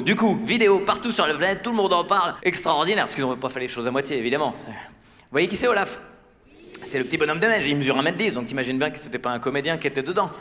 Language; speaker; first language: French; native; French